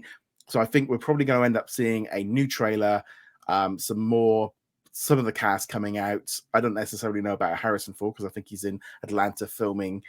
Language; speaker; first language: English; native; English